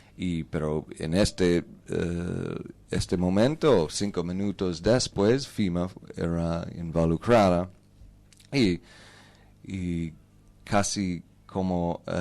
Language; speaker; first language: Spanish; non-native, learner; English